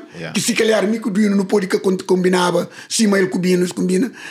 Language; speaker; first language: Portuguese; non-native, local second language; Kabuverdianu